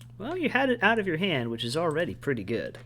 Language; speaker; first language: English; native; English